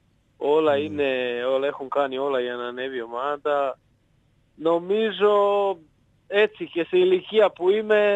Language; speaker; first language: Greek; non-native, fluent; Serbian